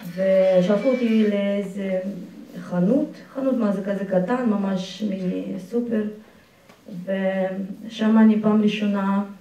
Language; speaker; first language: Hebrew; non-native, fluent; Russian